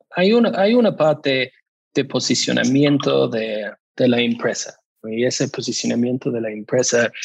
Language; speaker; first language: Spanish; non-native, fluent; English